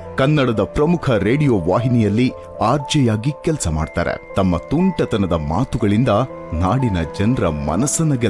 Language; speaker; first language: Kannada; native; Kannada